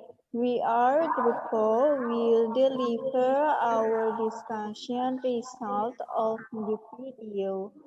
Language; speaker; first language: English; non-native, learner; Indonesian